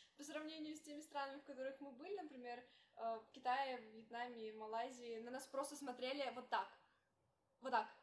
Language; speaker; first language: Russian; native; Russian